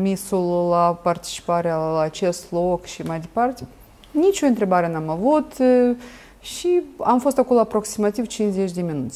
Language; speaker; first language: Romanian; non-native, local second language; Russian